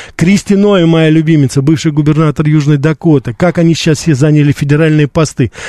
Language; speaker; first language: Russian; native; Russian